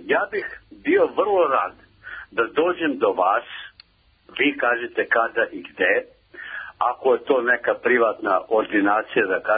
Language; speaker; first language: Serbian; native; Serbian